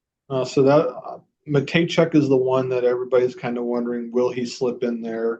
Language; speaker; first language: English; native; English